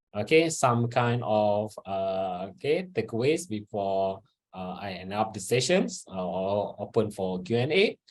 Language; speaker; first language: English; non-native, local second language; Malay